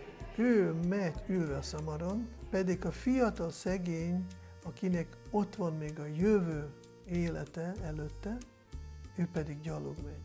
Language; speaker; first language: Hungarian; non-native, fluent; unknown